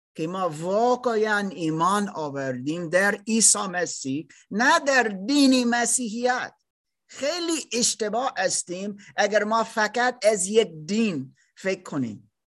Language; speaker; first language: Persian; non-native, learner; German